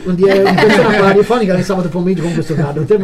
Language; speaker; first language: Italian; native; Italian